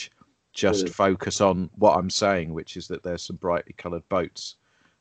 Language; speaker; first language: English; native; English